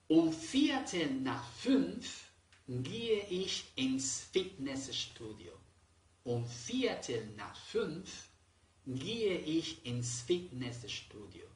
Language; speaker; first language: German; non-native, fluent; Spanish